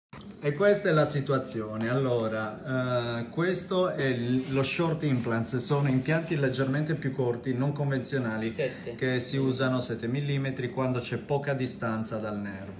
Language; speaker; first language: Italian; native; Italian